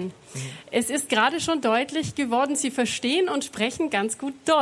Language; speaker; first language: German; native; German